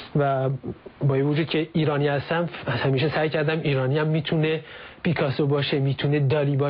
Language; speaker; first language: Persian; native; Persian